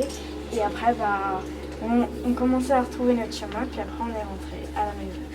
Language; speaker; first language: French; native; French